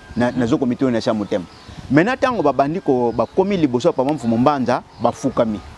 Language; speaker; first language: Lingala; non-native, local second language; Kongo